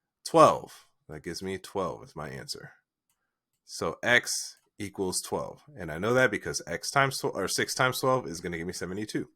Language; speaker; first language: English; native; English